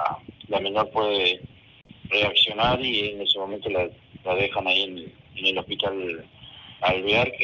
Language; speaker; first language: Spanish; native; Spanish